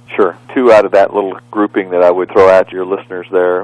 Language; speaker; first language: English; native; English